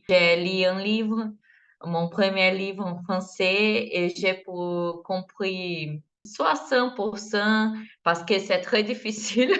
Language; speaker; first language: French; non-native, learner; Portuguese